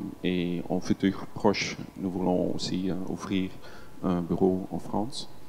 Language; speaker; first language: French; non-native, local second language; Dutch